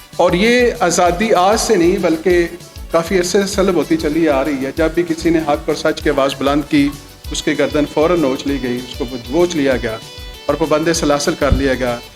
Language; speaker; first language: Urdu; non-native, local second language; Punjabi